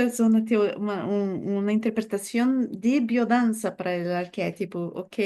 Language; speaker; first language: Spanish; non-native, fluent; Portuguese